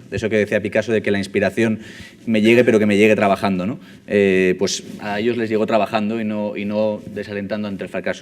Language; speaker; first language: Spanish; native; Spanish